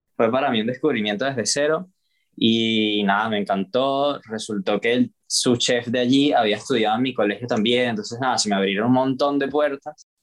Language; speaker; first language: Spanish; native; Spanish